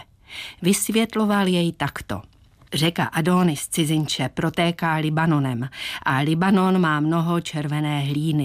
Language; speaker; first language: Czech; native; Czech